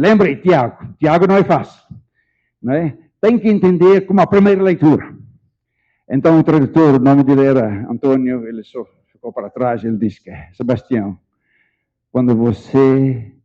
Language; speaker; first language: Portuguese; non-native, fluent; Dutch